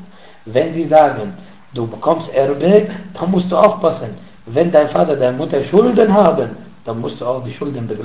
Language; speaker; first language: German; non-native, fluent; Arabic